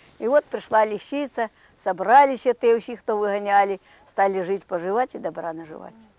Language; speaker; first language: Ukrainian; native; Ukrainian